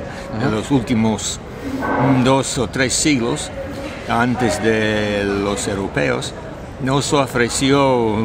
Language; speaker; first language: Spanish; non-native, fluent; English